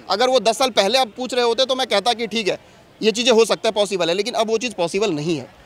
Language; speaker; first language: Hindi; native; Hindi